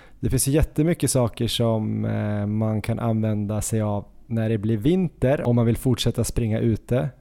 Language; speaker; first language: Swedish; native; Swedish